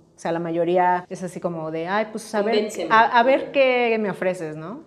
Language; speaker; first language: Spanish; native; Spanish